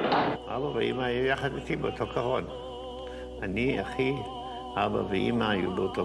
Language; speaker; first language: Hebrew; non-native, fluent; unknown